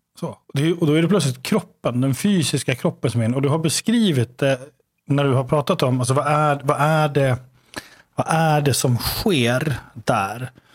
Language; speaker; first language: Swedish; native; Swedish